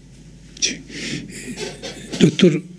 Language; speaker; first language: Spanish; native; Spanish